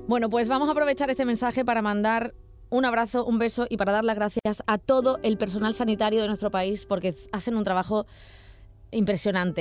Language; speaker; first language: Spanish; native; Spanish